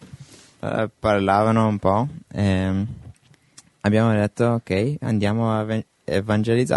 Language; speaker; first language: Italian; non-native, learner; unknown